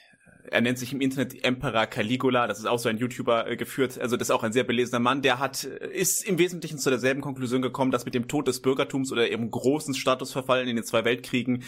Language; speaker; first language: German; native; German